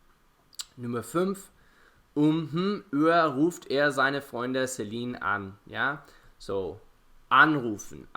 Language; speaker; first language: German; non-native, fluent; English